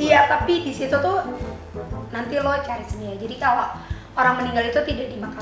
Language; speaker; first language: Indonesian; native; Indonesian